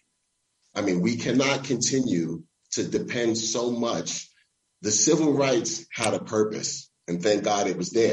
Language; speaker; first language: English; native; English